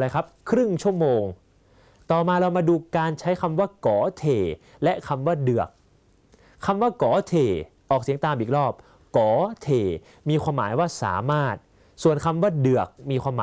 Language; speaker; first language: Thai; native; Thai